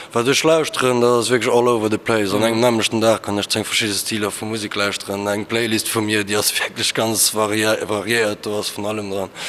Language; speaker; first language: Luxembourgish; early bilingual, other home language; Portuguese